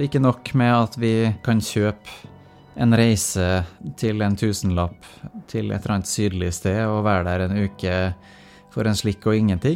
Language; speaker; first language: Norwegian; native; Norwegian